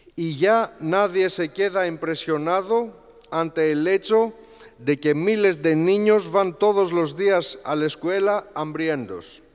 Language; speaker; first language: Spanish; non-native, fluent; Greek